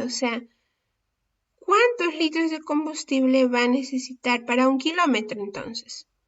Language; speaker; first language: Spanish; native; Spanish